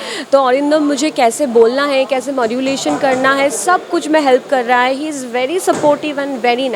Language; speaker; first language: Hindi; non-native, local second language; Bangla